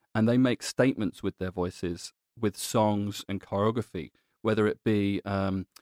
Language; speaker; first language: English; native; English